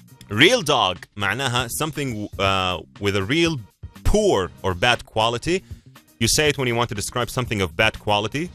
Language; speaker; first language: English; non-native, fluent; Arabic